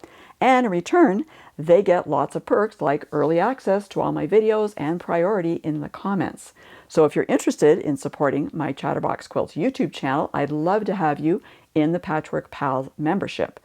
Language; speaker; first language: English; native; English